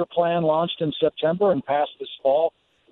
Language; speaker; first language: English; native; English